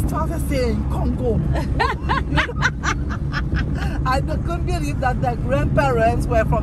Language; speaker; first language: English; non-native, local second language; Seselwa Creole French